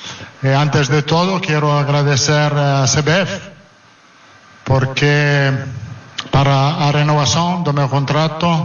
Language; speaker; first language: Portuguese; non-native, fluent; Italian